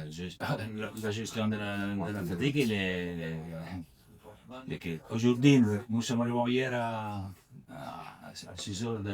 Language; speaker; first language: French; non-native, learner; Italian